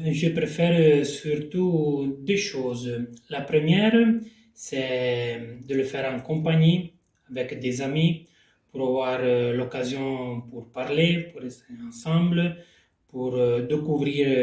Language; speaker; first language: French; non-native, local second language; Italian